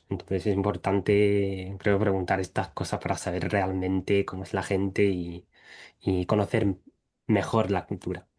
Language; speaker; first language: Spanish; non-native, fluent; English